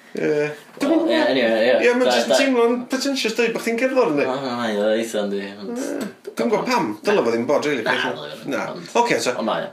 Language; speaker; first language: Welsh; native; Welsh